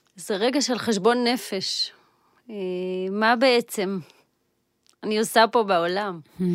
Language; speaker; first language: Hebrew; early bilingual, other home language; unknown